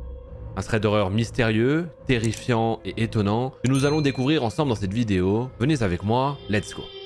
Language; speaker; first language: French; native; French